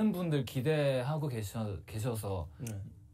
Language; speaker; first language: Korean; non-native, learner; Chinese